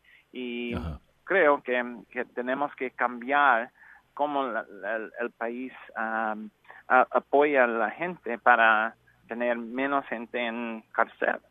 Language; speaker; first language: Spanish; non-native, learner; English